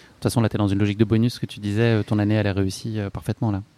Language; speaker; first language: French; native; French